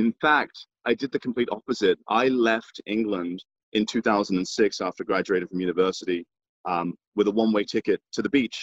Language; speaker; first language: English; native; English